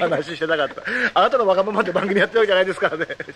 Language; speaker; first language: Japanese; native; Japanese